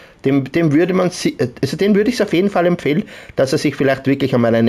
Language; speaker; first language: German; native; German